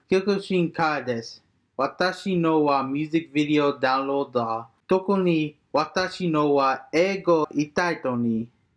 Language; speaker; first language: Japanese; non-native, learner; English